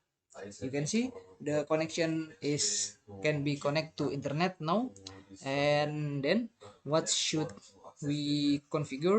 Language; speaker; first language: English; non-native, learner; Indonesian